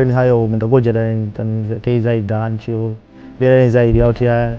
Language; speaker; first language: Chinese; non-native, learner; Swahili